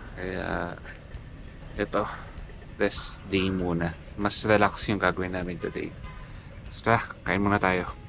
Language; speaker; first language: Filipino; non-native, local second language; Pampanga